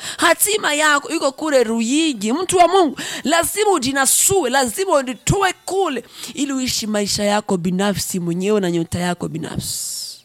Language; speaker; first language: Swahili; non-native, local second language; Rundi